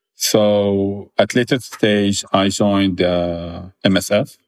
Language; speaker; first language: English; non-native, fluent; Arabic